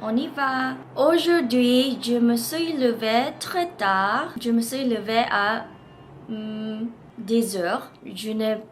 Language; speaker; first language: French; non-native, learner; Japanese